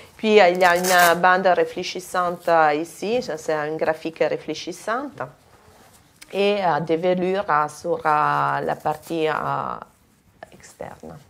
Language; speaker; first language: French; non-native, fluent; Italian